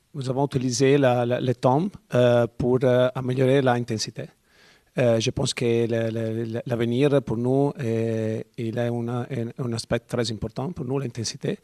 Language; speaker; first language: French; non-native, learner; Italian